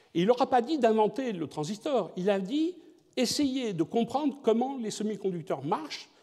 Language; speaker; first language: French; native; French